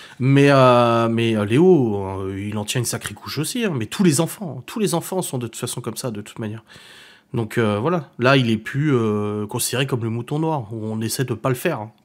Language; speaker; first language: French; native; French